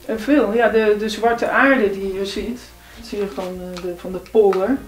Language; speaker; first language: Dutch; native; Dutch